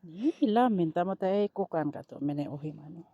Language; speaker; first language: Finnish; non-native, learner; Bikol